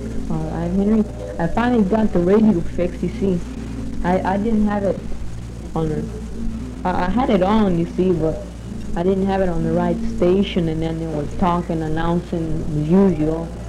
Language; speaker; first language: English; early bilingual, other home language; Spanish